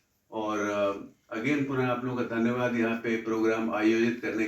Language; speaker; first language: Hindi; native; Hindi